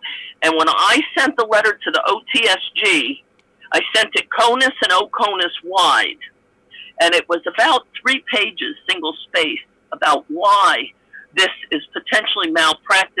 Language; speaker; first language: English; native; English